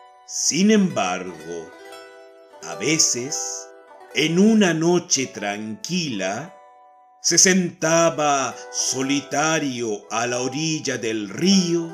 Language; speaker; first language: Spanish; native; Spanish